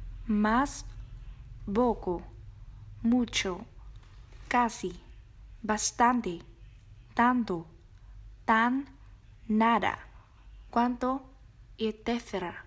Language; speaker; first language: Spanish; non-native, learner; Vietnamese